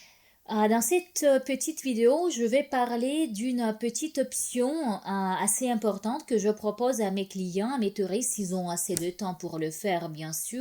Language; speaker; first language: French; non-native, fluent; Russian